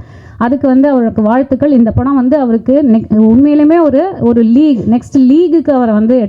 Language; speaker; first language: Tamil; native; Tamil